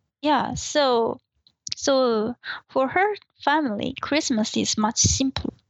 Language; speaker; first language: English; non-native, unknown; Japanese